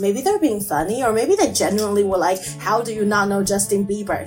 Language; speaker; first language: English; non-native, fluent; Chinese